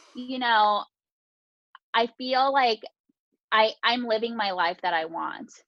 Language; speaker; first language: English; early bilingual, other home language; Japanese